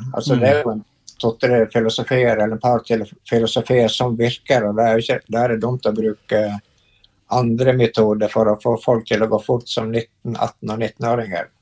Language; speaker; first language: Norwegian; native; Norwegian